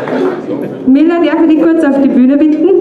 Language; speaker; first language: German; native; German